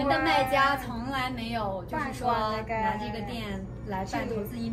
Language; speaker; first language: Chinese; native; Chinese